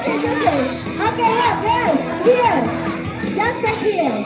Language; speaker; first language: English; non-native, learner; Indonesian